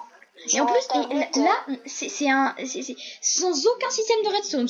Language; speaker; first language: French; native; French